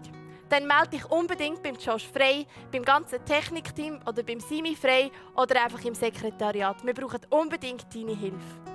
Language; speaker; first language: German; native; German